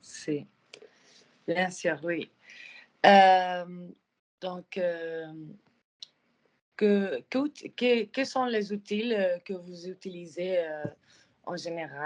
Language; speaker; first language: French; non-native, fluent; Spanish